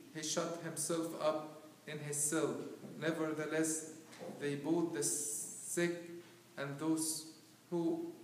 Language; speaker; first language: English; non-native, fluent; Arabic